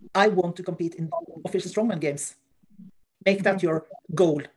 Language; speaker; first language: English; non-native, fluent; Norwegian